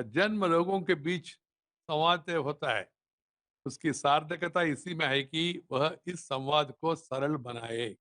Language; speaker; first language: Hindi; non-native, local second language; Telugu